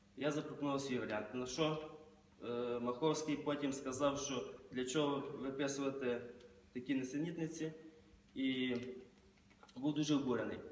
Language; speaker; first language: Ukrainian; native; Ukrainian